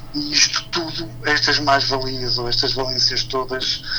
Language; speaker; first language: Portuguese; native; Portuguese